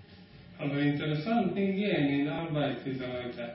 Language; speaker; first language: German; non-native, learner; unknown